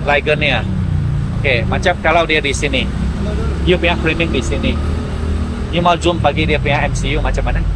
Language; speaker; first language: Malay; non-native, local second language; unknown